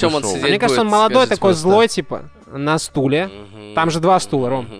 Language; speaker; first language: Russian; native; Russian